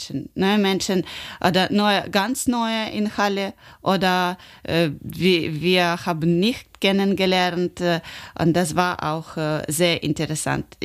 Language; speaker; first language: German; non-native, learner; Ukrainian